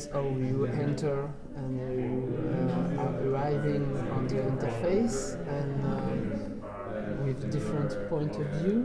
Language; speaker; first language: English; non-native, learner; French